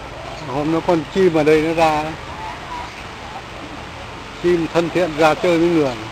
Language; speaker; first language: Vietnamese; native; Vietnamese